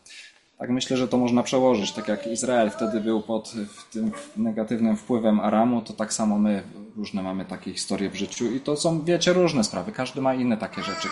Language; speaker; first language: Polish; native; Polish